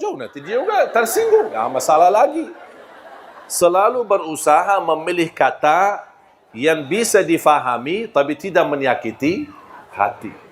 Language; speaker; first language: Malay; non-native, fluent; Arabic